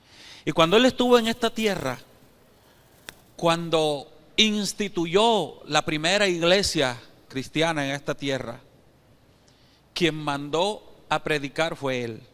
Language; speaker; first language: Spanish; native; Spanish